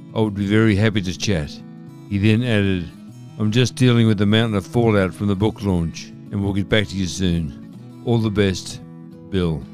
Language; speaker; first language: English; native; English